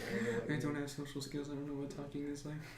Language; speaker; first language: English; native; English